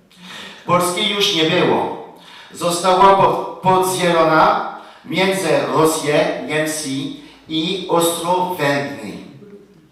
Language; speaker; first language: Polish; early bilingual, heritage; Polish